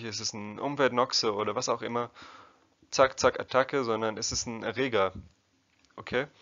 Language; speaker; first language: German; non-native, fluent; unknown